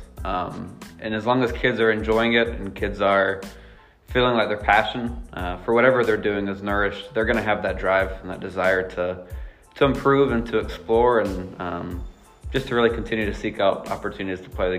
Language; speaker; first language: English; native; English